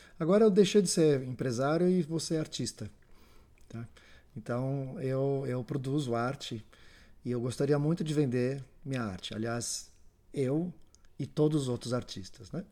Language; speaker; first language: Portuguese; native; Portuguese